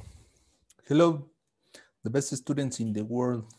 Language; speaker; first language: English; non-native, fluent; Spanish